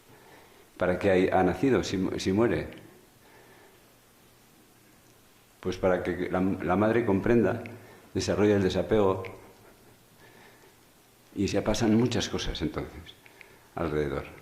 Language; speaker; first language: Spanish; native; Spanish